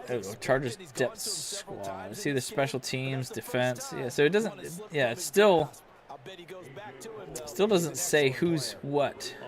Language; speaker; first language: English; native; English